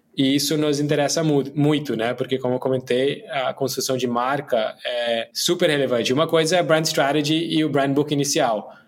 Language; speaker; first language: Portuguese; non-native, fluent; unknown